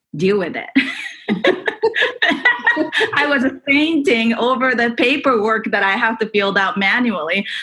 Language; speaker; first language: English; non-native, fluent; Japanese